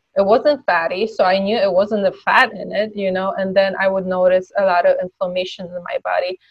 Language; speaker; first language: English; early bilingual, other home language; Polish